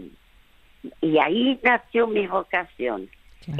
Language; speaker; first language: Spanish; early bilingual, other home language; French